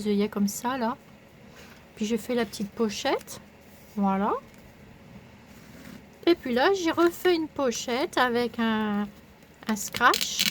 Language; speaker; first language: French; native; French